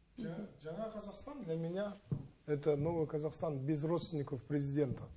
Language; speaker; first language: Russian; non-native, local second language; Kazakh